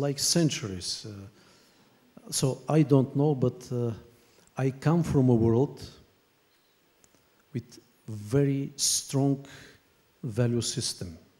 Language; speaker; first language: English; non-native, fluent; Bulgarian